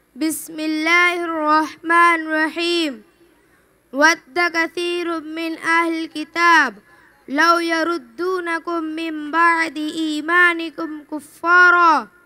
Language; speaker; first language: Arabic; non-native, learner; Urdu